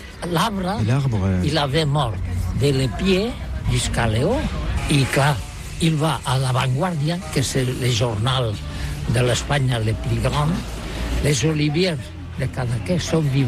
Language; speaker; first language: French; non-native, learner; Catalan